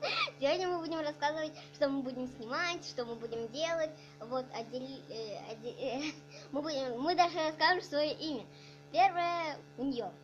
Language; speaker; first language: Russian; native; Russian